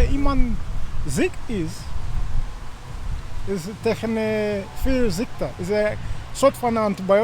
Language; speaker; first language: Dutch; non-native, learner; Kinyarwanda